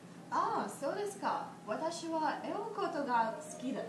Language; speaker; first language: Japanese; non-native, learner; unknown